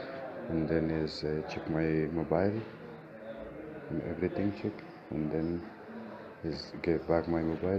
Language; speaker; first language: English; non-native, learner; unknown